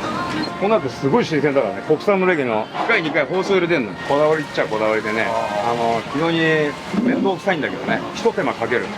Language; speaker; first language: Japanese; native; Japanese